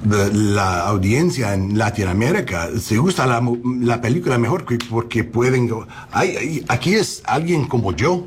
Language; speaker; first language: Spanish; non-native, learner; English